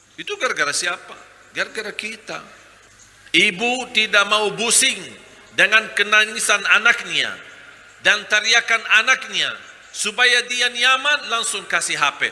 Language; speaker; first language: Malay; non-native, fluent; Arabic